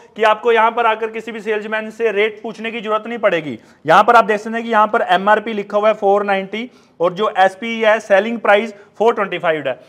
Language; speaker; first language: Hindi; non-native, local second language; Punjabi